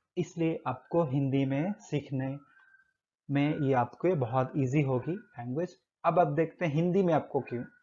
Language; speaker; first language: Hindi; native; Hindi